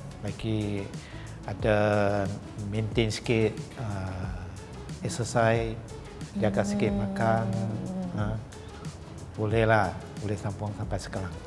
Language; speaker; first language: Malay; non-native, local second language; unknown